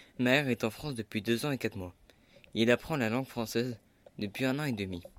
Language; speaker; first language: French; native; French